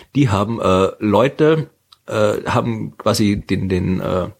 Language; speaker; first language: German; native; German